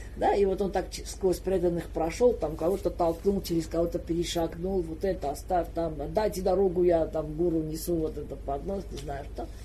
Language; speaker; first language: Russian; non-native, local second language; Armenian